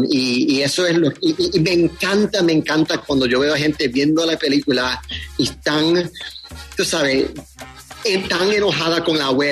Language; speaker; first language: Spanish; early bilingual, heritage; Spanish